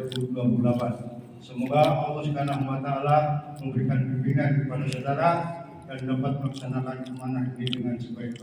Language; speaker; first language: Indonesian; native; Indonesian